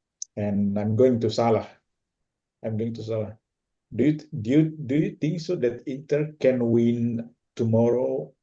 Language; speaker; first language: English; non-native, fluent; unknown